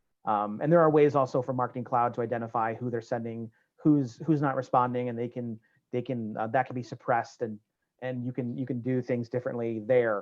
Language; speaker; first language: English; native; English